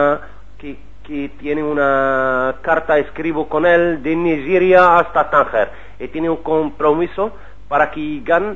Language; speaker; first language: Spanish; non-native, learner; Arabic